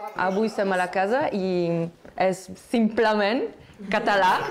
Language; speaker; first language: Catalan; non-native, local second language; French